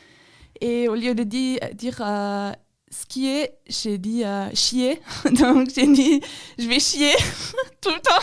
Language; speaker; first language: French; non-native, fluent; German